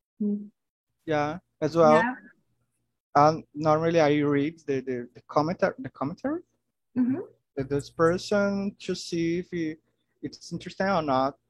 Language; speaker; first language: English; non-native, learner; Portuguese